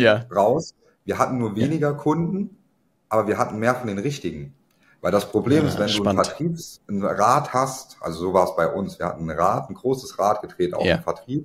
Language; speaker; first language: German; native; German